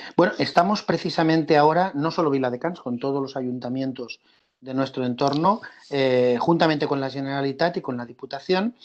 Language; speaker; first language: Spanish; native; Spanish